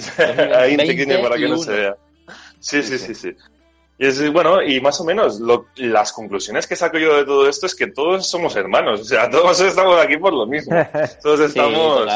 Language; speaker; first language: Spanish; native; Spanish